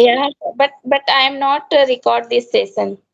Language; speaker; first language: English; non-native, learner; Hindi